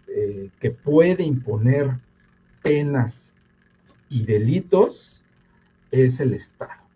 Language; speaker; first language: Spanish; native; Spanish